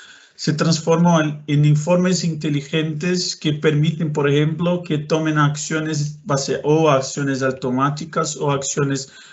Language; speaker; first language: Spanish; non-native, fluent; Portuguese